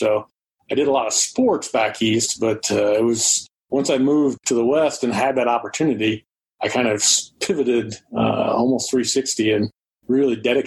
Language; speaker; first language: English; native; English